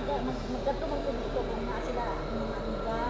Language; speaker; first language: Filipino; non-native, local second language; Cebuano